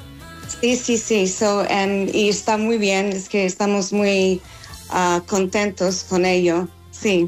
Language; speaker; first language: Spanish; non-native, learner; English